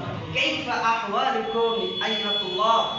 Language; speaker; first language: Arabic; non-native, fluent; Bangla